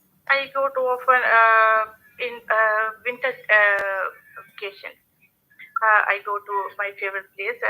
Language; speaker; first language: English; non-native, learner; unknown